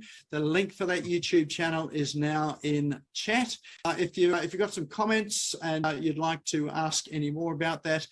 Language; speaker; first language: English; native; English